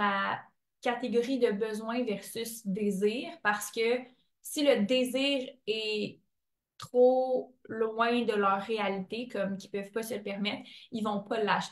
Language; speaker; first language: French; native; French